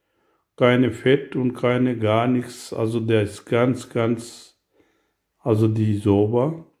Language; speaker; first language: German; non-native, learner; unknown